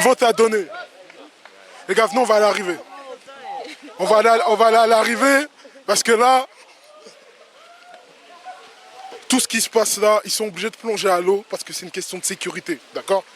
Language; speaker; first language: French; native; French